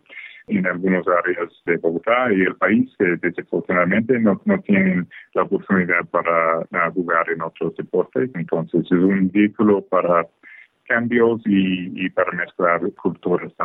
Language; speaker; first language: Spanish; non-native, fluent; English